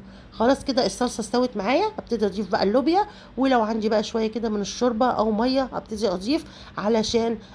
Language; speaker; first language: Arabic; native; Arabic